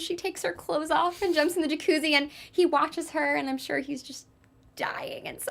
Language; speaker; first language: English; native; English